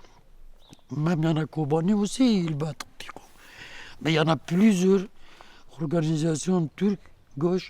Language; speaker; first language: French; non-native, learner; Kurdish